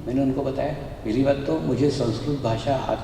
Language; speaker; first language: Hindi; native; Hindi